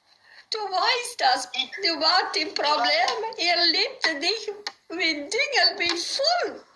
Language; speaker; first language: German; non-native, learner; Dutch